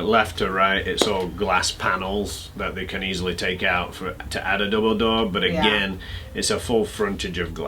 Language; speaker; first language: English; native; English